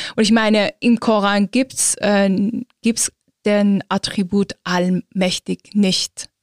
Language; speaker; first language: German; non-native, fluent; Azerbaijani